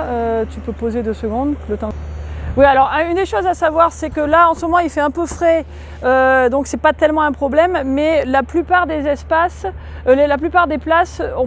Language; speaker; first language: French; native; French